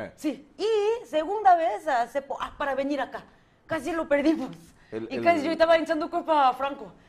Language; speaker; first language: Spanish; non-native, fluent; Korean